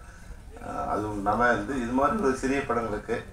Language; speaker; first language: Tamil; native; Tamil